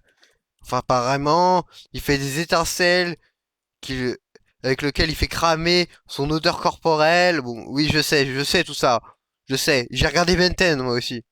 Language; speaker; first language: French; native; French